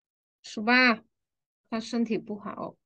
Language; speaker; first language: Chinese; non-native, fluent; Vietnamese